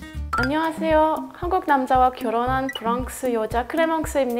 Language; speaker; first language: Korean; non-native, fluent; French